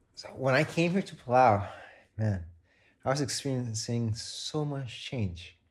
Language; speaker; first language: English; non-native, fluent; Spanish